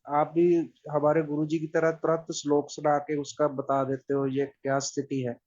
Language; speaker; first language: Hindi; non-native, local second language; Punjabi